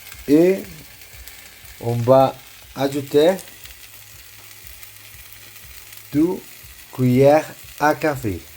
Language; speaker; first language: French; non-native, learner; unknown